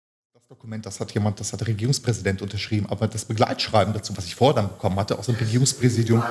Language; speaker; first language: German; early bilingual, other home language; Turkish